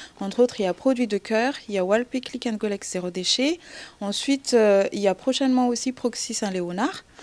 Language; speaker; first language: French; non-native, local second language; Malagasy